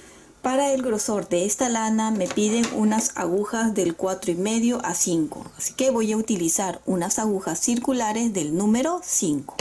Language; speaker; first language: Spanish; native; Spanish